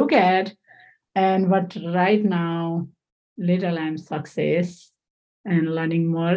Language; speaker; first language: English; non-native, learner; Nepali